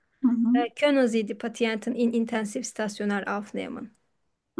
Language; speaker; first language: German; non-native, fluent; Turkish